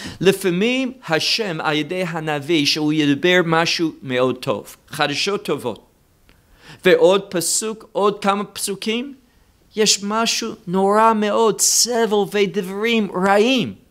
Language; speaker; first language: Hebrew; non-native, fluent; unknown